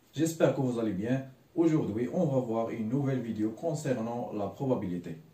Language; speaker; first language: French; non-native, local second language; Arabic